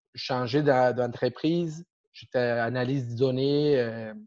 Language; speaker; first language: French; non-native, fluent; Spanish